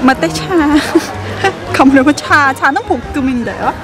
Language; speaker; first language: Korean; non-native, fluent; Khmer